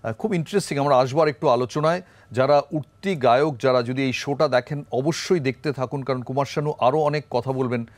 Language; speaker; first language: Bangla; native; Bangla